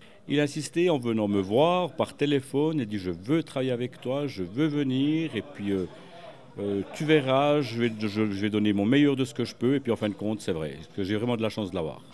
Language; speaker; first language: French; native; French